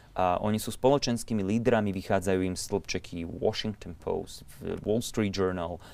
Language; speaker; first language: Slovak; native; Slovak